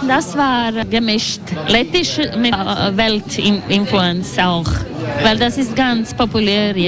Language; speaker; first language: German; non-native, learner; Latvian